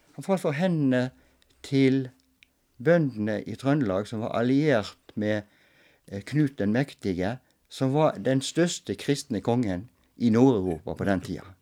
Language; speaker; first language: Norwegian; native; Norwegian